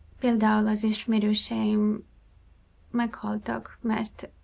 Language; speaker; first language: Hungarian; non-native, fluent; Ukrainian